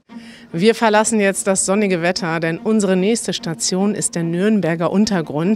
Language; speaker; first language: German; native; German